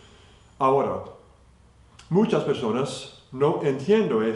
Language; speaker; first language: Spanish; non-native, fluent; English